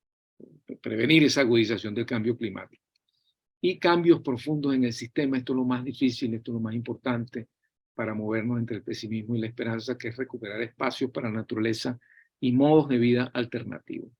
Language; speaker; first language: Spanish; native; Spanish